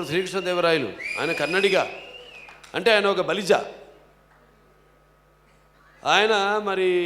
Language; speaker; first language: Telugu; native; Telugu